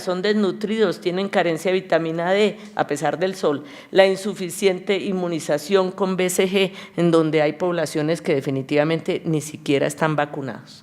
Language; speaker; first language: Spanish; native; Spanish